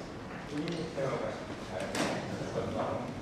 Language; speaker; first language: Indonesian; non-native, fluent; Korean